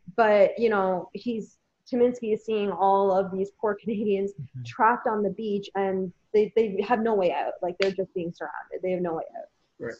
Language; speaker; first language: English; native; English